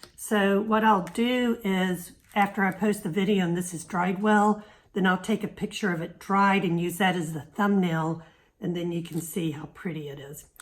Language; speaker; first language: English; native; English